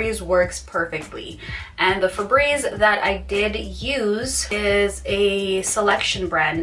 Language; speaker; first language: English; native; English